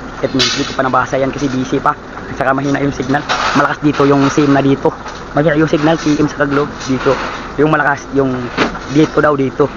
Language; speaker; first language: Filipino; non-native, local second language; Cebuano